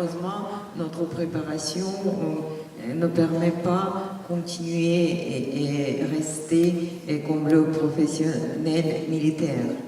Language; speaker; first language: French; non-native, fluent; Russian